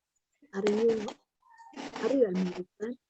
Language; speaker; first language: English; non-native, learner; Indonesian